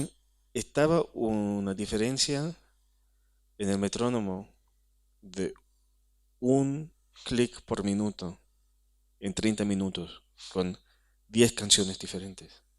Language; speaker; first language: Spanish; non-native, fluent; Hebrew